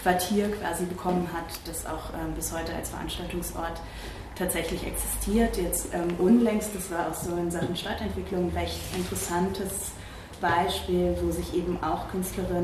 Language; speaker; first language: German; native; German